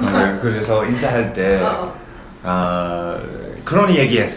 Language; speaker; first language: Korean; non-native, learner; English